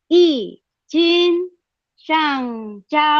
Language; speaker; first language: Chinese; non-native, learner; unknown